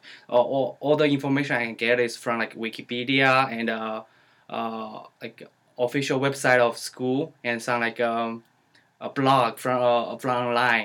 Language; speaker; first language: English; non-native, learner; Chinese